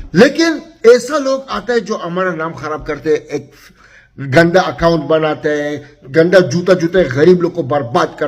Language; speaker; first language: Hindi; non-native, learner; Arabic